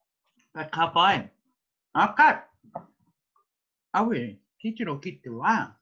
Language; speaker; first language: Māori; non-native, fluent; English